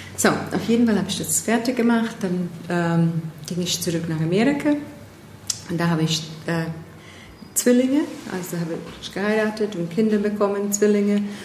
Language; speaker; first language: German; non-native, fluent; English